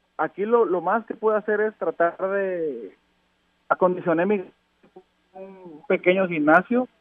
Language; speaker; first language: Spanish; native; Spanish